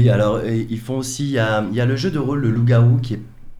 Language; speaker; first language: French; native; French